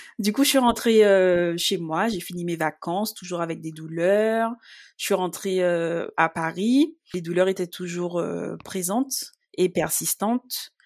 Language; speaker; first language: French; native; French